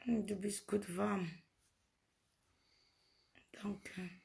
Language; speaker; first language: German; non-native, learner; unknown